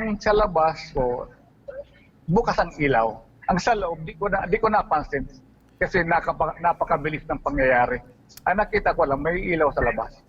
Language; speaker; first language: Filipino; native; Filipino